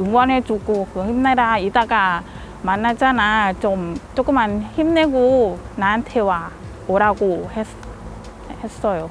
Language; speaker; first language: Korean; non-native, fluent; Thai